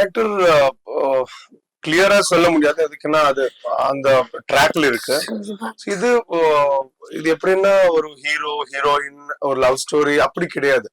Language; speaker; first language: Tamil; non-native, learner; Tulu